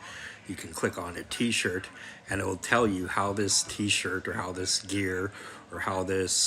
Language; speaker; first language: English; native; English